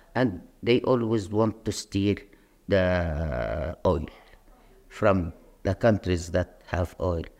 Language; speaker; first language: English; non-native, fluent; Arabic